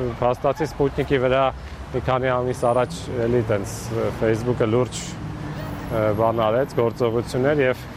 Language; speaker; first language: Armenian; native; Armenian